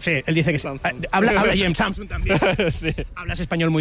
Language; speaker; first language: Spanish; native; Spanish